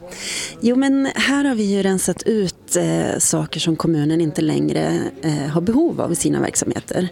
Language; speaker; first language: Swedish; native; Swedish